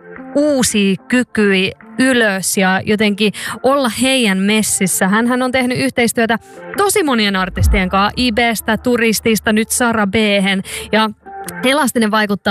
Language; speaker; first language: Finnish; native; Finnish